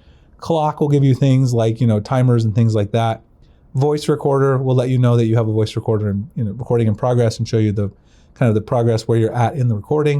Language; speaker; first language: English; native; English